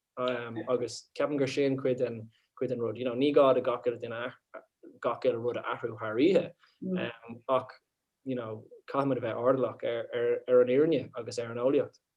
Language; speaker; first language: Irish; non-native, local second language; English